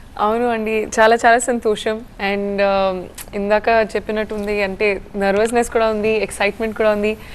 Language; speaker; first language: Telugu; non-native, fluent; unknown